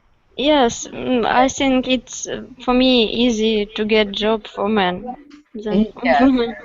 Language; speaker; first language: English; non-native, learner; Russian